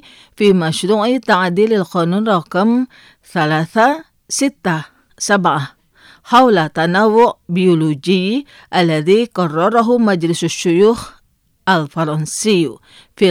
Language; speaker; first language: Arabic; non-native, fluent; Indonesian